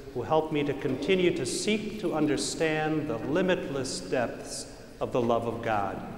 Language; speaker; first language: English; native; English